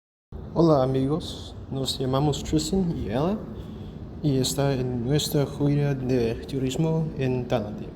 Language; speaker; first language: Spanish; non-native, learner; English